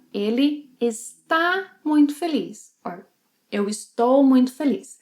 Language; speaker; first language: Portuguese; native; Portuguese